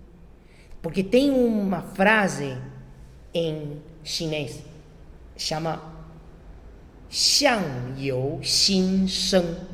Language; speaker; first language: Portuguese; non-native, fluent; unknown